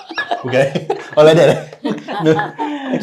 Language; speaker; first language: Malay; native; Malay